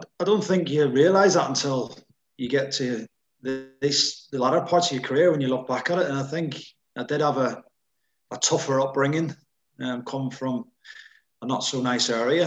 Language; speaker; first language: English; native; English